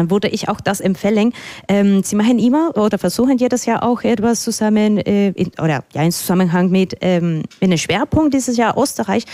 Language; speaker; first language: German; non-native, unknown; Spanish